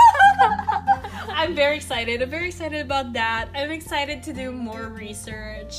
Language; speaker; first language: English; non-native, local second language; Filipino